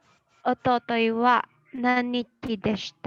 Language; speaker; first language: Japanese; non-native, learner; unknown